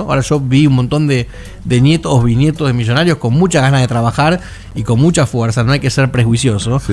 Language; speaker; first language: Spanish; native; Spanish